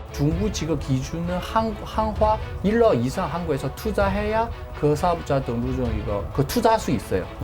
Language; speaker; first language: Korean; non-native, learner; Chinese